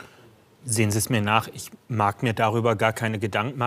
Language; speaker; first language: German; native; German